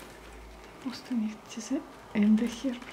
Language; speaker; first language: German; non-native, learner; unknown